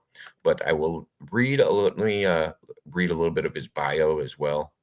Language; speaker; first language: English; native; English